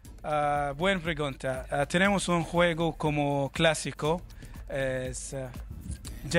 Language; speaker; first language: Spanish; non-native, learner; Arabic